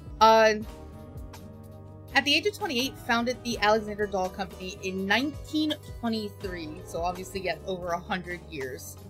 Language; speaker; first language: English; native; English